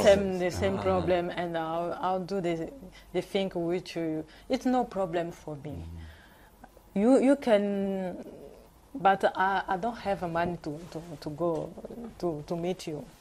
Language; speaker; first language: English; non-native, learner; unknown